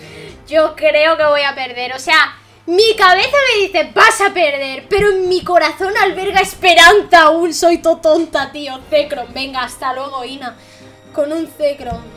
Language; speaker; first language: Spanish; native; Spanish